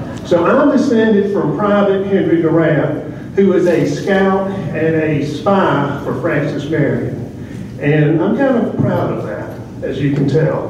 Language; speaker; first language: English; native; English